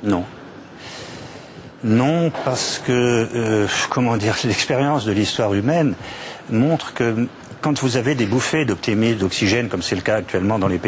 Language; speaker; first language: French; native; French